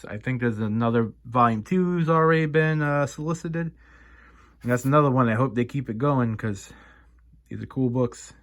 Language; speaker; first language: English; native; English